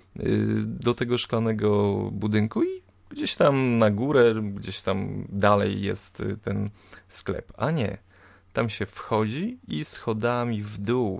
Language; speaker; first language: Polish; native; Polish